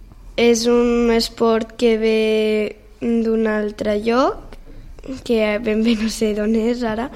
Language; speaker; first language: Catalan; non-native, local second language; Spanish